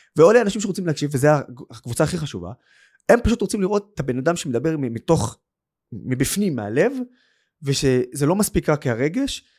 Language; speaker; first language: Hebrew; non-native, local second language; Arabic